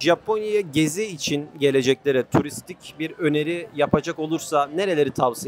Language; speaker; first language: Turkish; native; Turkish